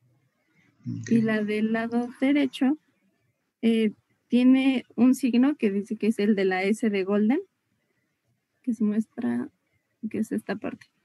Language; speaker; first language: Spanish; native; Spanish